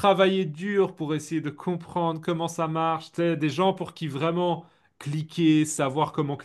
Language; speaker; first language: French; native; French